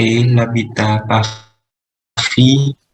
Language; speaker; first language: French; non-native, learner; Vietnamese